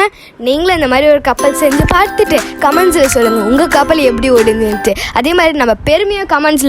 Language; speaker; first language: Tamil; native; Tamil